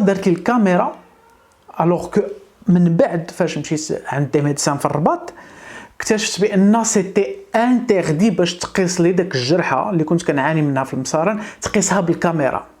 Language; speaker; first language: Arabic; native; Arabic